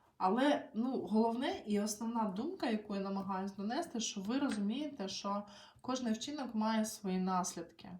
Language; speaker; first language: Ukrainian; non-native, local second language; Russian